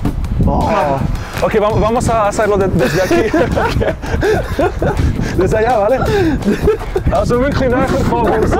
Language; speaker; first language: Spanish; non-native, learner; German